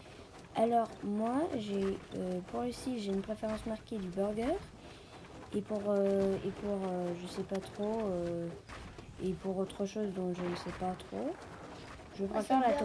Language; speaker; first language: French; native; French